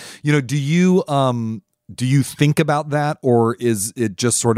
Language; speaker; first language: English; native; English